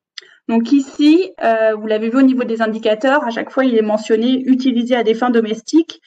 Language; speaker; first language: French; native; French